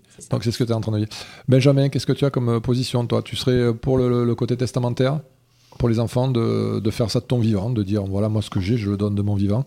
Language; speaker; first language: French; native; French